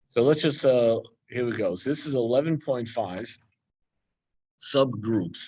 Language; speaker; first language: English; native; English